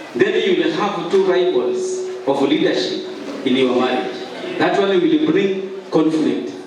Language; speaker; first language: English; non-native, local second language; Swahili